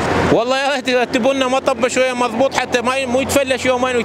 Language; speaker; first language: Arabic; native; Arabic